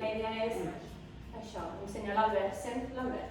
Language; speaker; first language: Catalan; native; Catalan